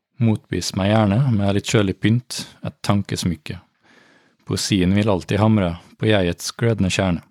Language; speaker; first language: Norwegian; native; Norwegian